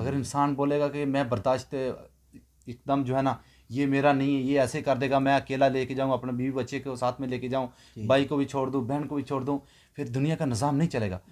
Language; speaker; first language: Urdu; non-native, local second language; Punjabi